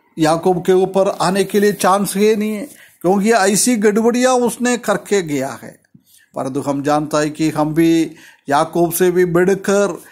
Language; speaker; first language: Hindi; non-native, local second language; Malayalam